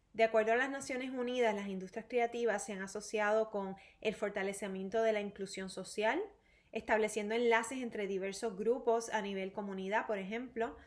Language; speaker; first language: Spanish; native; Spanish